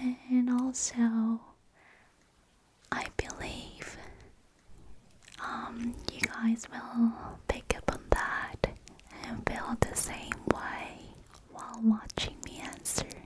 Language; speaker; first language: English; non-native, fluent; Korean